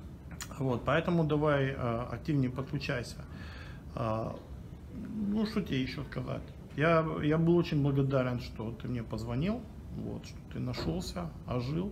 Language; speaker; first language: Russian; native; Russian